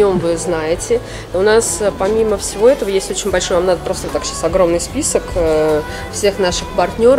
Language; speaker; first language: Russian; native; Russian